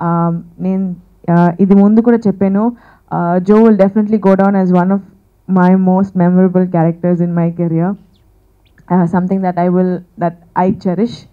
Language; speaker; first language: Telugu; non-native, fluent; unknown